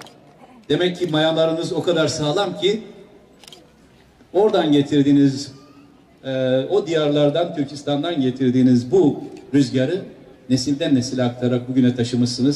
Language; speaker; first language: Turkish; native; Turkish